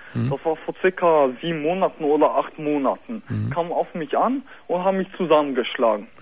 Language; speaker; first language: German; early bilingual, other home language; Polish